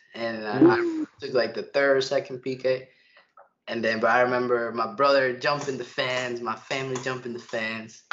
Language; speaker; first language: English; early bilingual, other home language; Spanish